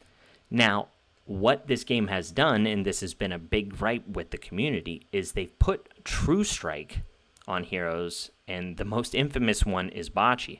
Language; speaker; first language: English; native; English